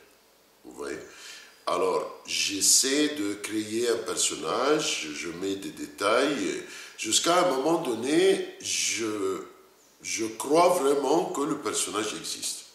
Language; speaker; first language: French; non-native, fluent; Arabic